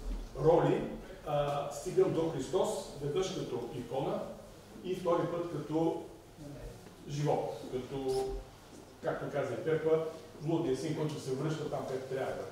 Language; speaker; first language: Bulgarian; native; Bulgarian